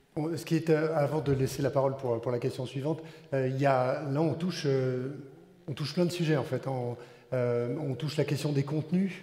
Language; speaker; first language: French; native; French